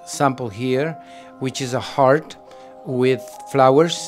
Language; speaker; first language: English; non-native, fluent; Spanish